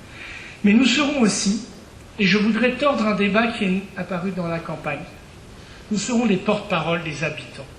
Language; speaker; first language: French; native; French